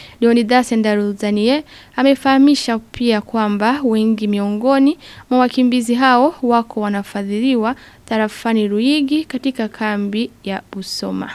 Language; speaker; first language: Swahili; non-native, local second language; Rundi